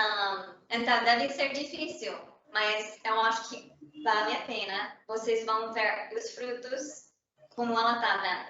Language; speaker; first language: Portuguese; early bilingual, heritage; English